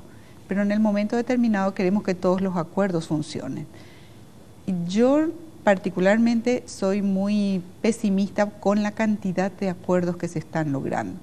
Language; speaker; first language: Spanish; native; Spanish